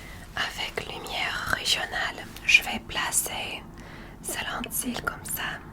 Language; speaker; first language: French; non-native, learner; English